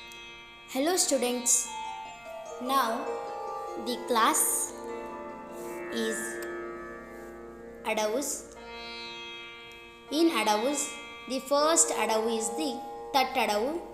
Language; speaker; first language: English; non-native, local second language; Tamil